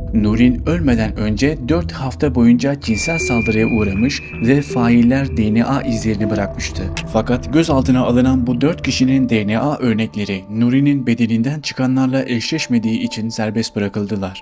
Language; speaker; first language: Turkish; native; Turkish